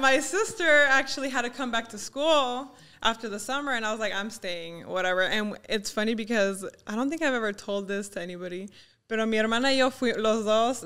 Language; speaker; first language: English; early bilingual, other home language; Spanish